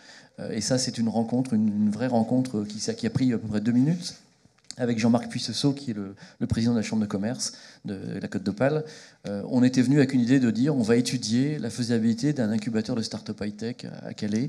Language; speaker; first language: French; native; French